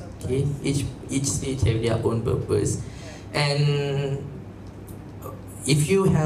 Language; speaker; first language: English; non-native, local second language; Malay